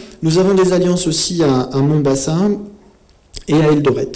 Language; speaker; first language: French; native; French